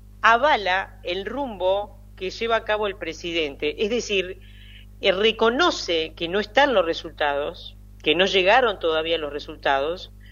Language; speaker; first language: Spanish; native; Spanish